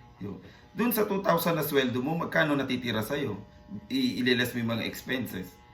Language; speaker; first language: Filipino; native; Filipino